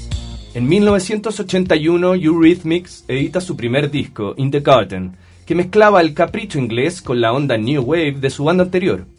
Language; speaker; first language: Spanish; native; Spanish